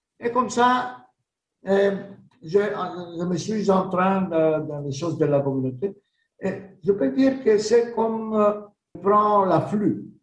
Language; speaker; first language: French; non-native, learner; Greek